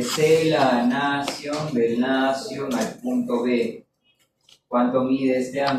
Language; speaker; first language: Spanish; native; Spanish